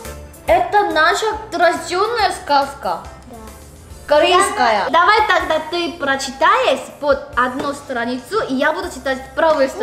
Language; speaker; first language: Russian; non-native, learner; Korean